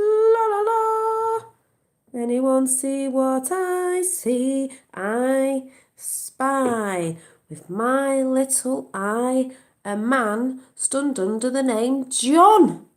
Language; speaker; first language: English; native; English